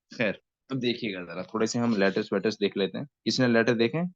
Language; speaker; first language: Hindi; native; Hindi